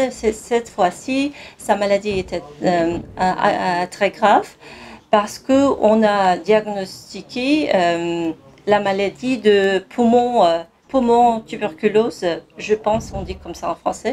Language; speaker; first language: French; non-native, fluent; Kazakh